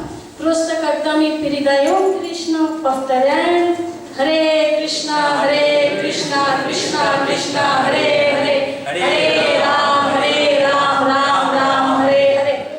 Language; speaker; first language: Russian; non-native, learner; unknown